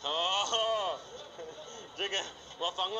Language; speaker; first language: Chinese; non-native, learner; English